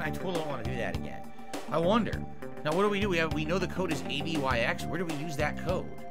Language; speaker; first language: English; native; English